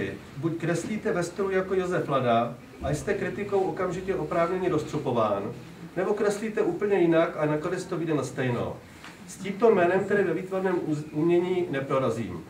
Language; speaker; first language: Czech; native; Czech